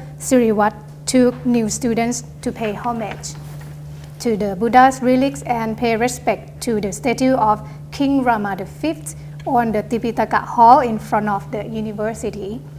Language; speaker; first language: English; non-native, fluent; Thai